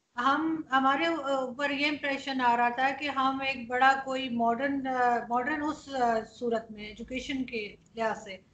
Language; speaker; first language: Urdu; native; Urdu